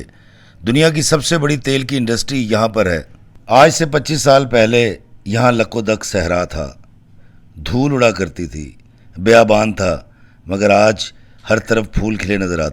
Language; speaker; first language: Hindi; non-native, local second language; Punjabi